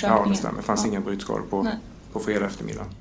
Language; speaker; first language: Swedish; native; Swedish